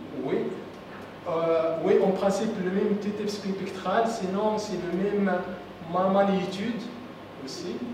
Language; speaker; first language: French; non-native, local second language; Arabic